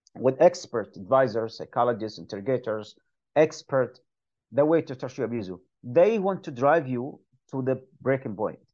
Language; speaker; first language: English; non-native, fluent; Arabic